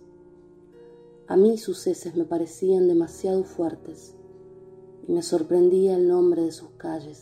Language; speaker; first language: Spanish; native; Spanish